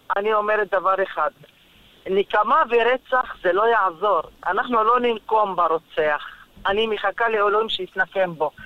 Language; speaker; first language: Hebrew; non-native, local second language; Arabic